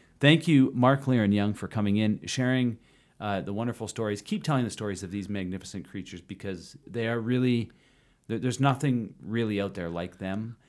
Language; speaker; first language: English; native; English